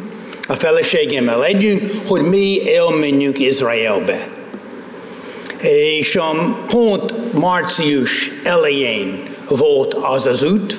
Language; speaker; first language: Hungarian; non-native, fluent; English